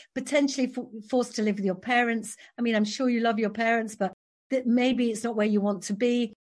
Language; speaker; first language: English; native; English